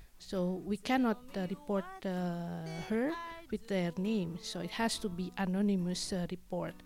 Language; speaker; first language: English; non-native, fluent; Indonesian